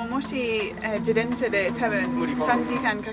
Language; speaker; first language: Japanese; non-native, learner; English